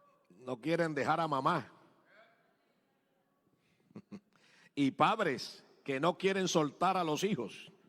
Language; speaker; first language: Spanish; native; Spanish